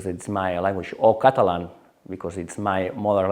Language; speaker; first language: English; non-native, learner; Spanish